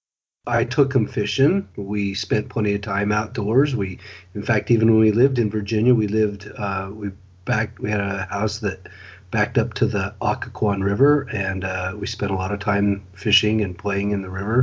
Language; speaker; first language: English; native; English